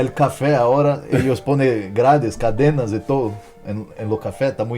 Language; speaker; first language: Spanish; non-native, learner; Portuguese